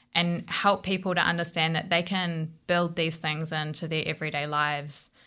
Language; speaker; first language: English; native; English